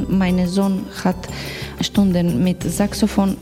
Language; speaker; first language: German; non-native, learner; Romanian